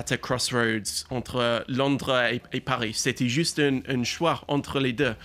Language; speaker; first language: French; non-native, learner; English